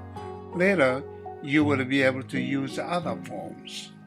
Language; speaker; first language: English; non-native, fluent; Japanese